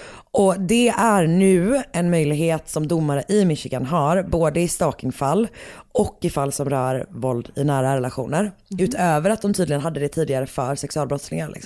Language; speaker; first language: Swedish; native; Swedish